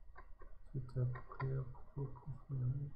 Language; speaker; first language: French; non-native, learner; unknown